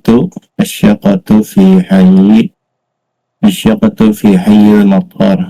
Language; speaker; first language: Arabic; non-native, learner; Indonesian